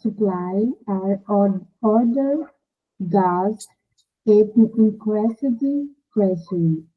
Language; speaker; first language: English; non-native, learner; Portuguese